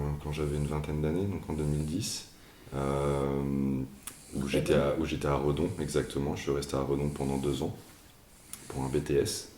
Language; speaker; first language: French; native; French